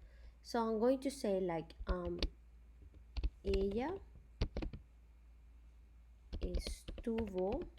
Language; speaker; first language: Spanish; non-native, fluent; English